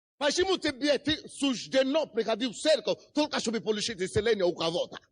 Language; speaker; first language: Russian; non-native, fluent; Yoruba